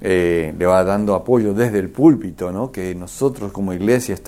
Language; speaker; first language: Spanish; early bilingual, other home language; English